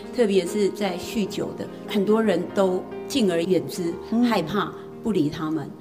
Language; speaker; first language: Chinese; native; Chinese